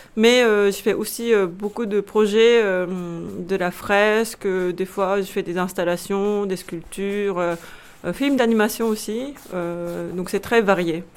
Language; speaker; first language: French; non-native, fluent; Japanese